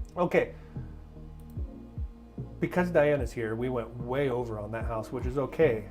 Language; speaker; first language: English; native; English